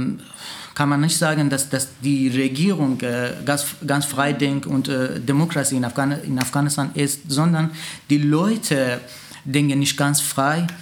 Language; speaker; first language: German; non-native, learner; Persian